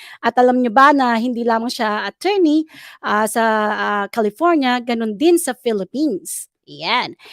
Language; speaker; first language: Filipino; native; Filipino